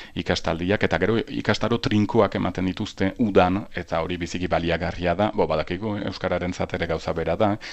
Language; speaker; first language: Basque; native; Basque